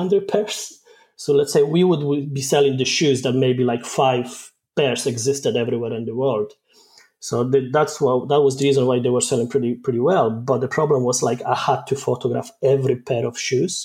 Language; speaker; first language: English; non-native, fluent; Polish